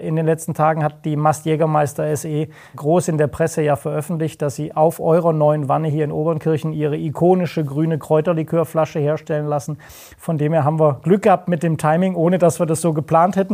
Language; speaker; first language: German; native; German